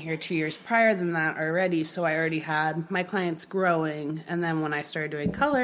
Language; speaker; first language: English; native; English